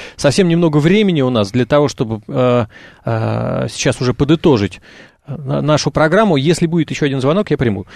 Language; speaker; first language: Russian; native; Russian